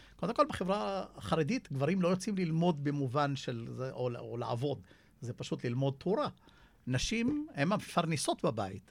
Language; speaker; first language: Hebrew; non-native, local second language; Arabic